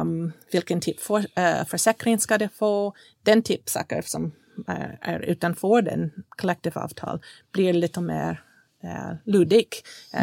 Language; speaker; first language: Swedish; non-native, fluent; English